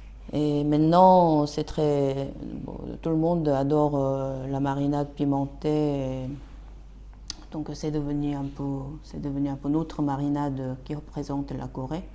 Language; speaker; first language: French; non-native, fluent; Korean